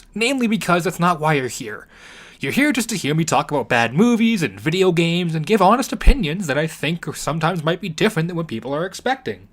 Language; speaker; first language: English; native; English